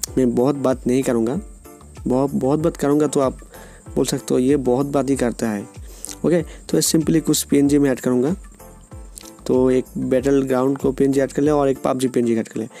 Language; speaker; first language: Hindi; non-native, local second language; Bangla